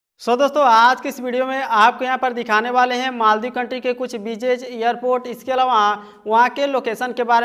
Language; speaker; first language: Hindi; native; Hindi